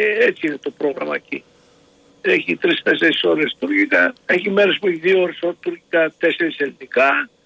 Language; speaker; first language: Greek; early bilingual, heritage; Greek